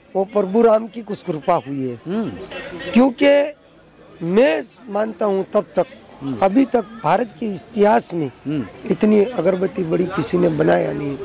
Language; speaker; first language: Hindi; non-native, local second language; Gujarati